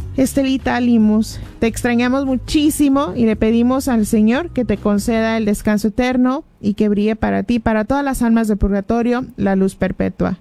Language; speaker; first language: Spanish; early bilingual, heritage; Spanish